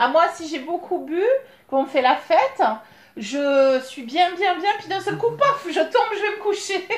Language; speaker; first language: French; native; French